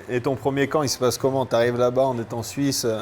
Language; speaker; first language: French; native; French